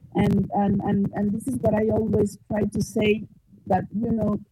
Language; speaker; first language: English; non-native, fluent; Spanish